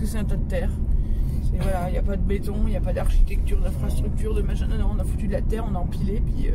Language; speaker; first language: French; native; French